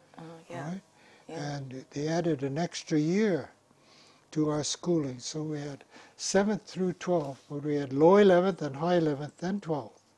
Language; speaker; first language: English; native; English